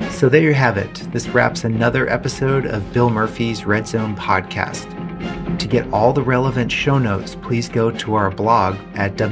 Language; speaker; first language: English; native; English